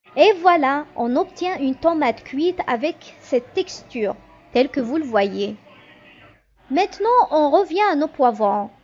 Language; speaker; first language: French; non-native, local second language; Kabyle